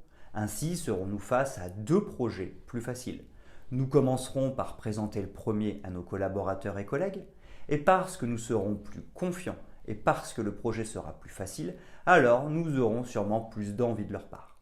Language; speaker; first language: French; native; French